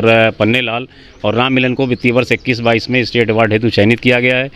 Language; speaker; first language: Hindi; native; Hindi